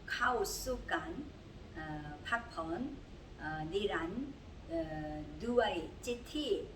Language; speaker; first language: Thai; non-native, learner; Korean